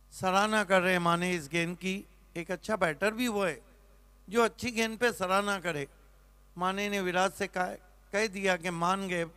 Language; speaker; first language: Hindi; non-native, local second language; Marathi